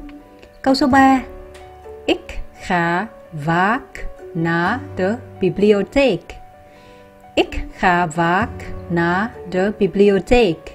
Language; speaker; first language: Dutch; non-native, fluent; Vietnamese